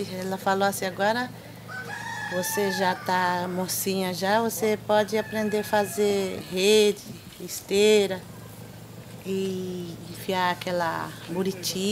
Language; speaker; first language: Portuguese; non-native, local second language; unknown